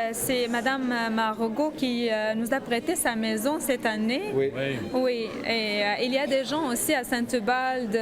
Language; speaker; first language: French; non-native, learner; Arabic